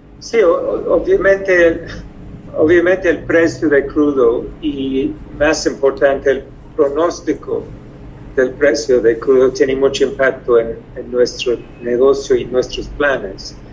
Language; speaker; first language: Spanish; non-native, fluent; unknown